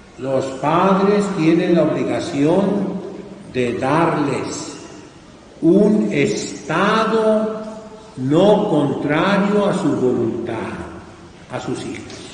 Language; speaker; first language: Spanish; native; Spanish